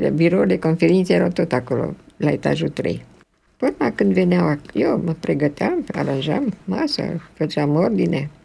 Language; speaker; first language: Romanian; early bilingual, other home language; French